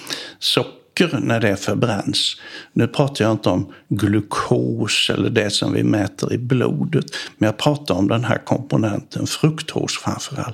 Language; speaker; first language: Swedish; native; Swedish